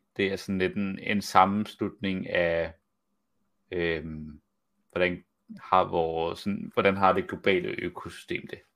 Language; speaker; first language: Danish; native; Danish